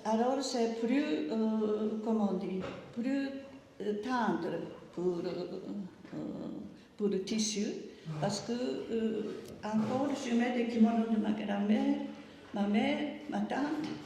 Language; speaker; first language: French; non-native, learner; Japanese